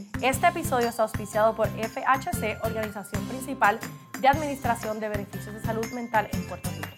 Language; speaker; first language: Spanish; native; Spanish